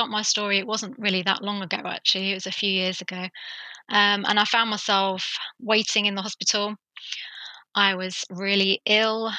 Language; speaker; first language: English; native; English